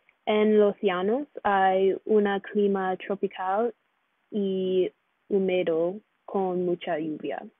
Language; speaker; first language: Spanish; non-native, learner; English